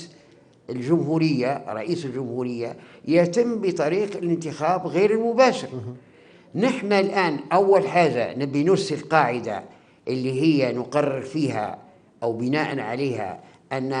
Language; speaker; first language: Arabic; native; Arabic